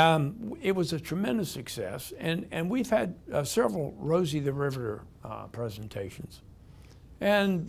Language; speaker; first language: English; native; English